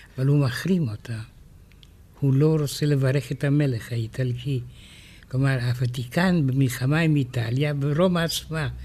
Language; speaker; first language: Hebrew; non-native, fluent; Romanian